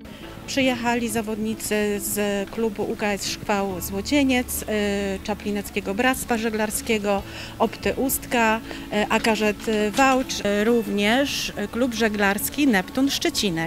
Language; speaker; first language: Polish; native; Polish